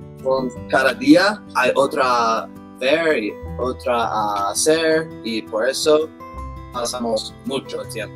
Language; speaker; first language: Spanish; non-native, learner; English